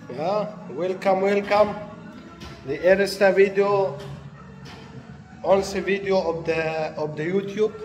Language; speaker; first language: Dutch; non-native, learner; Arabic